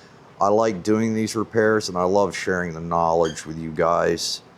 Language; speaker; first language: English; native; English